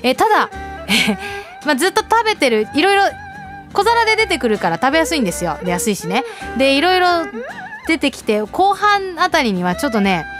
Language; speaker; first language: Japanese; early bilingual, heritage; Japanese